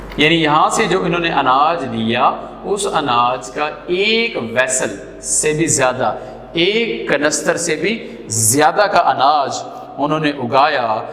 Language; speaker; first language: Urdu; non-native, local second language; Punjabi